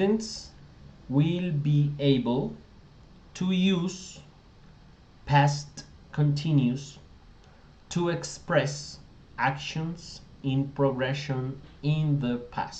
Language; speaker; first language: English; non-native, fluent; Spanish